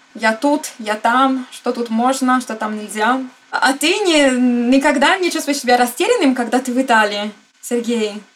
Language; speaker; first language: Russian; non-native, fluent; Italian